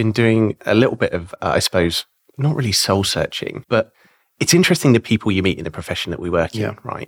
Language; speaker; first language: English; native; English